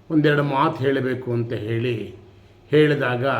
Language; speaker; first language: Kannada; native; Kannada